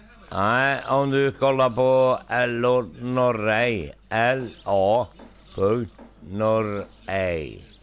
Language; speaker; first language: Swedish; non-native, local second language; Finnish